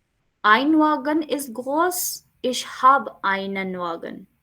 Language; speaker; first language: German; non-native, fluent; Urdu